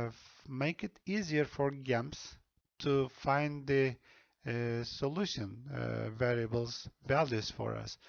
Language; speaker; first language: English; non-native, fluent; Turkish